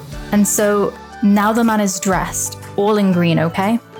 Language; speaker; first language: English; native; English